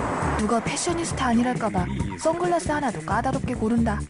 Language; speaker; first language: Korean; native; Korean